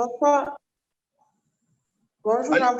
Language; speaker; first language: French; non-native, local second language; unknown